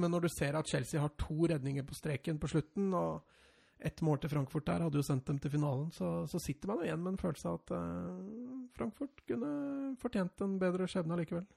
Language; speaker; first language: Norwegian; native; Norwegian